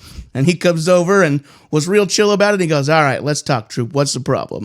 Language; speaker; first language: English; native; English